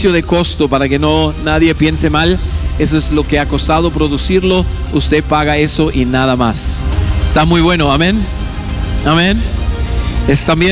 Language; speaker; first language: Spanish; non-native, fluent; German